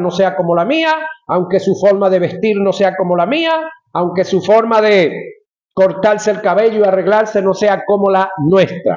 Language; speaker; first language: Spanish; native; Spanish